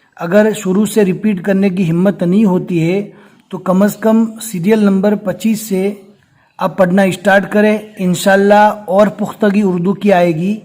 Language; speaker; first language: Hindi; native; Hindi